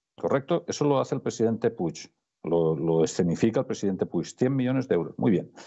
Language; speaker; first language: Spanish; native; Spanish